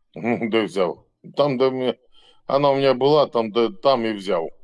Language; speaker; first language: Ukrainian; native; Ukrainian